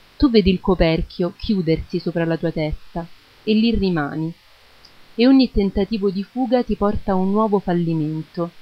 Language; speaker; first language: Italian; early bilingual, other home language; German